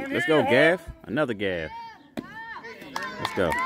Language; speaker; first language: English; native; English